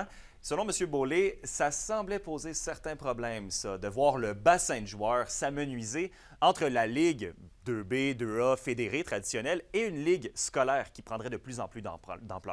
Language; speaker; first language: French; native; French